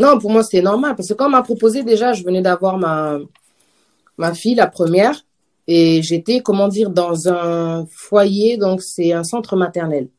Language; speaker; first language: French; native; French